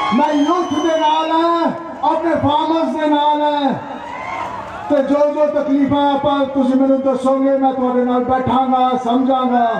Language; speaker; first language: Punjabi; non-native, local second language; Hindi